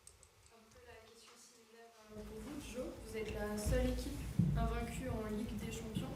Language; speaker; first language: French; native; French